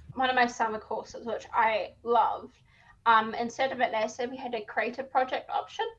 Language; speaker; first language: English; native; English